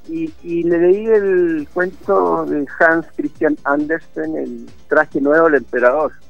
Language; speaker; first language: Spanish; native; Spanish